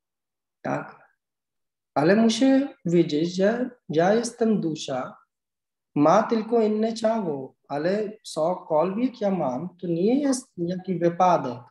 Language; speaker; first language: Polish; non-native, learner; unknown